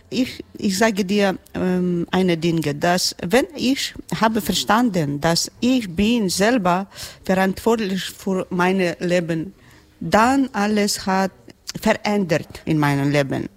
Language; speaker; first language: German; non-native, learner; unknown